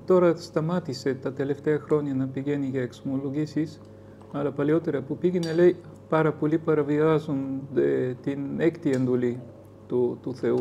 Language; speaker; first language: Greek; non-native, fluent; Bulgarian